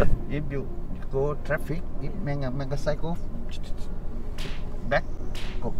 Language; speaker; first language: English; non-native, learner; Thai